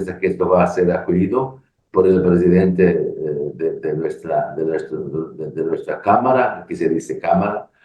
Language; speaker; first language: Spanish; non-native, learner; Portuguese